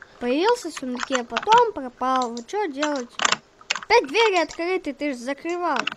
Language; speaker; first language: Russian; native; Russian